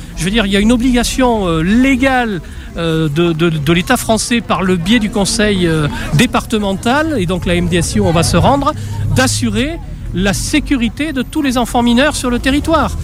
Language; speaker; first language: French; native; French